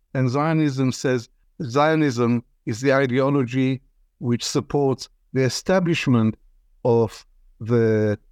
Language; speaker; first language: English; non-native, fluent; Arabic